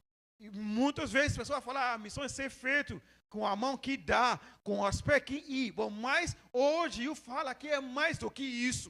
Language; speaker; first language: Portuguese; non-native, learner; Yoruba